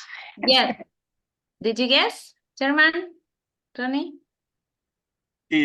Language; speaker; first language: English; non-native, fluent; Spanish